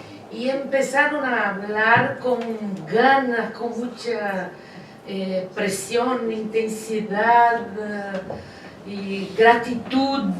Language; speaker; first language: Spanish; non-native, fluent; Portuguese